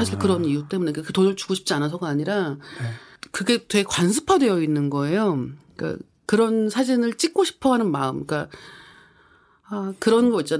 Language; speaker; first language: Korean; native; Korean